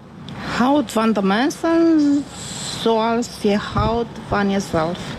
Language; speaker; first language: Dutch; non-native, learner; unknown